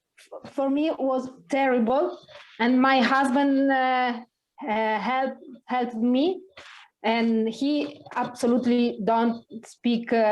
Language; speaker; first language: English; non-native, learner; Italian